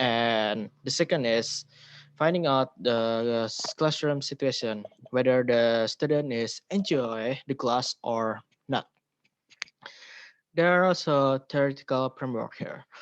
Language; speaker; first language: English; non-native, learner; Indonesian